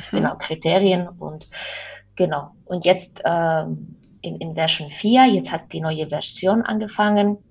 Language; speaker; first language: German; non-native, fluent; Spanish